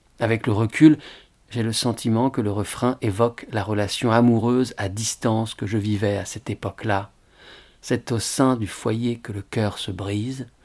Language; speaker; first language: French; native; French